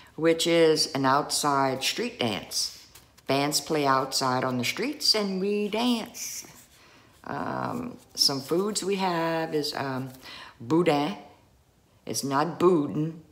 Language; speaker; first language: English; native; English